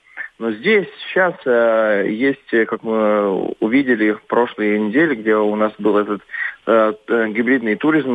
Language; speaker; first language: Russian; non-native, local second language; Latvian